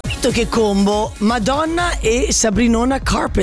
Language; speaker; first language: Italian; native; Italian